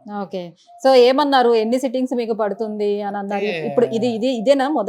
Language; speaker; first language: Telugu; native; Telugu